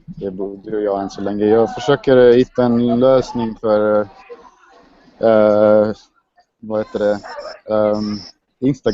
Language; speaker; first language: Swedish; non-native, fluent; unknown